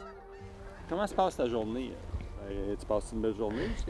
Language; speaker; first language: French; native; French